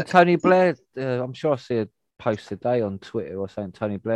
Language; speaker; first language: English; native; English